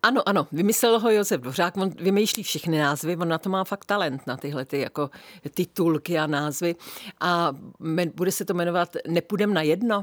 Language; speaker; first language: Czech; native; Czech